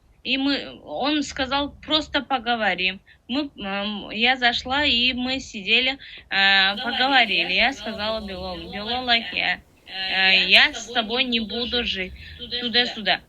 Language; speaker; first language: Russian; non-native, learner; Tajik